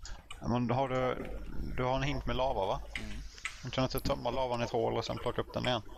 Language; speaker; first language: Swedish; native; Swedish